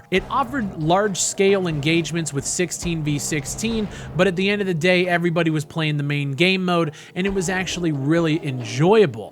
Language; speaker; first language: English; native; English